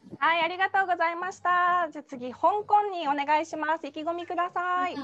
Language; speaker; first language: Japanese; native; Japanese